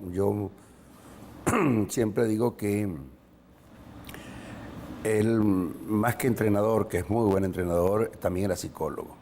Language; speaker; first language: Spanish; native; Spanish